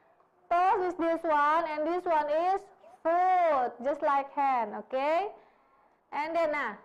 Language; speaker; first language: English; non-native, fluent; Indonesian